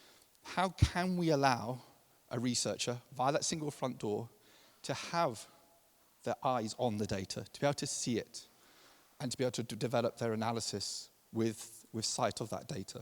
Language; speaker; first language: English; native; English